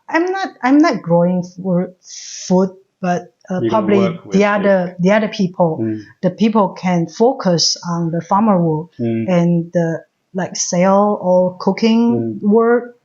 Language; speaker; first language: English; non-native, learner; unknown